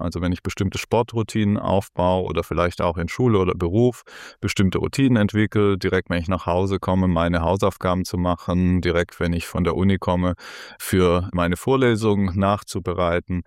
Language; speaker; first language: German; native; German